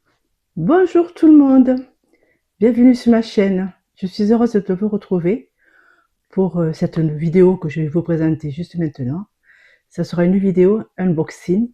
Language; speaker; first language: French; native; French